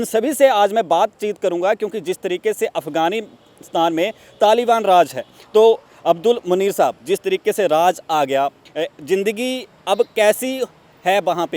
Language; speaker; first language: Hindi; native; Hindi